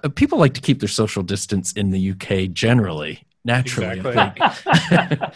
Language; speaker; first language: English; native; English